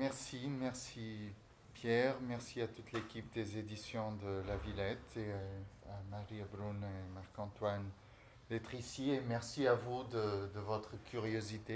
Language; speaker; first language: French; non-native, fluent; Portuguese